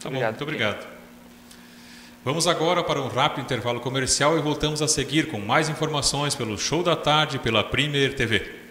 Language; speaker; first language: Portuguese; native; Portuguese